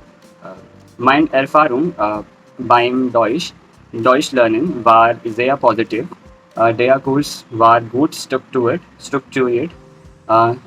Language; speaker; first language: German; non-native, learner; Hindi